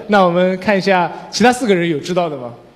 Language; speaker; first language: Chinese; native; Chinese